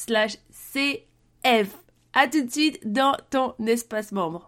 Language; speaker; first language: French; native; French